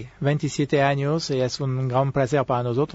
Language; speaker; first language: Spanish; non-native, fluent; French